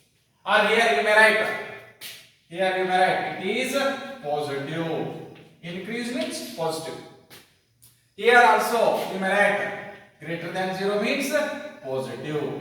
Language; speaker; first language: English; non-native, local second language; Kannada